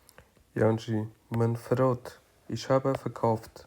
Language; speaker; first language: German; non-native, fluent; Kurdish